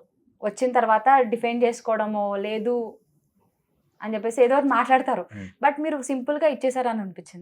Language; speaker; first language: Telugu; native; Telugu